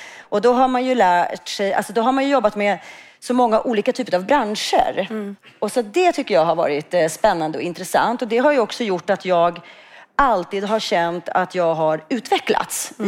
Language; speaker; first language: Swedish; native; Swedish